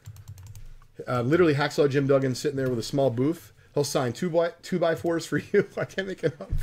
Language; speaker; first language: English; native; English